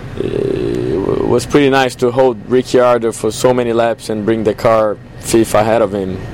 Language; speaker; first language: English; non-native, fluent; Portuguese